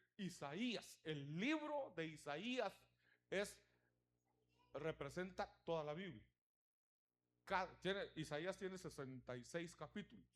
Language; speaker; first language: Spanish; native; Spanish